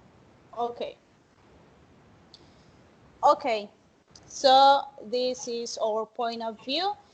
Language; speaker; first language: English; non-native, learner; Spanish